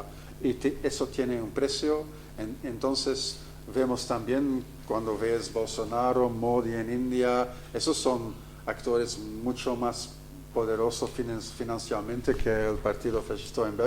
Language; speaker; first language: Spanish; non-native, fluent; Dutch